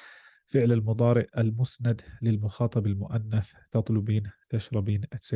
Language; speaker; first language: Arabic; non-native, fluent; English